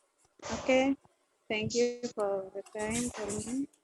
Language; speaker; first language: English; non-native, learner; Indonesian